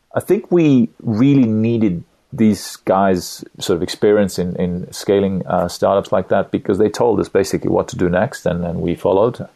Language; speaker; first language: English; non-native, fluent; Estonian